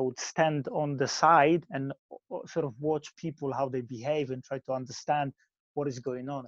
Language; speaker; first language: English; non-native, fluent; Polish